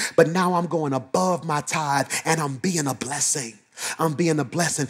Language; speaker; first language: English; native; English